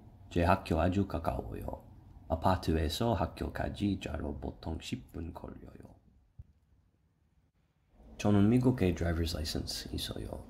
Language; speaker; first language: Korean; non-native, learner; English